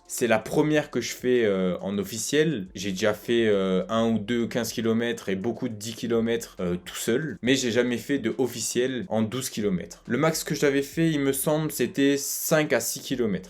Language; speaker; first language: French; native; French